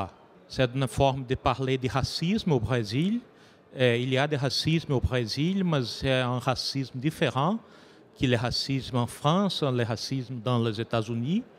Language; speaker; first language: French; non-native, learner; Portuguese